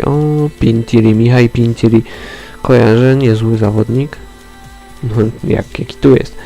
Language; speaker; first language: Polish; native; Polish